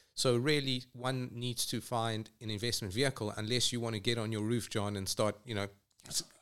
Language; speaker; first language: English; native; English